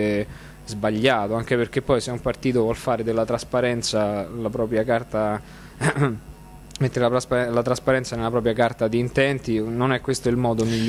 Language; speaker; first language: Italian; native; Italian